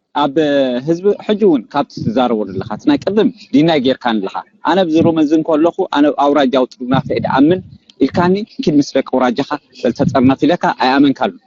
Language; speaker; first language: Tigrinya; native; Tigrinya